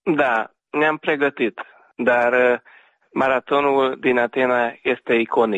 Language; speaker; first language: Romanian; non-native, local second language; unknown